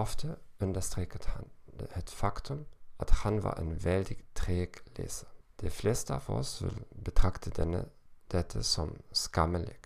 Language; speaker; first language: Norwegian; non-native, learner; German